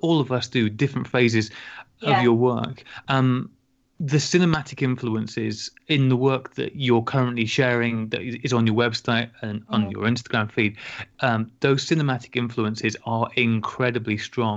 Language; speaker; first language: English; native; English